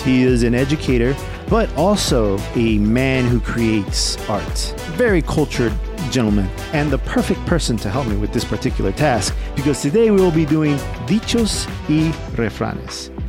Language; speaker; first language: English; early bilingual, other home language; Spanish